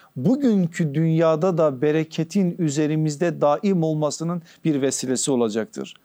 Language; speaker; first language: Turkish; native; Turkish